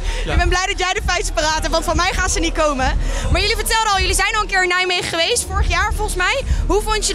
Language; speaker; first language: Dutch; native; Dutch